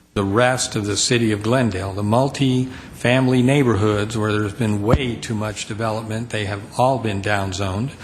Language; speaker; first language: English; native; English